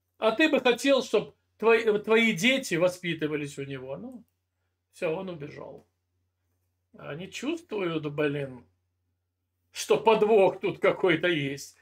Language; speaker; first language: Russian; native; Russian